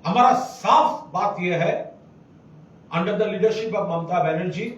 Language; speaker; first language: Hindi; non-native, local second language; Bangla